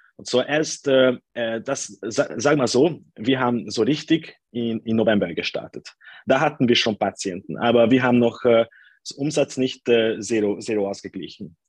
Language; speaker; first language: German; non-native, fluent; Hungarian